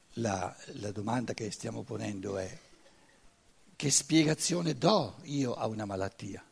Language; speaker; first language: Italian; non-native, fluent; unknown